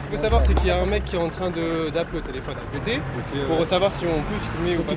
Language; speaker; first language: French; native; French